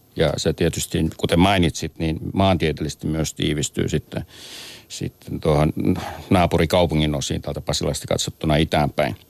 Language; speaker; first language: Finnish; native; Finnish